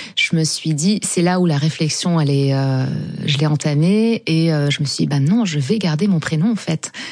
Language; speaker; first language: French; non-native, local second language; Arabic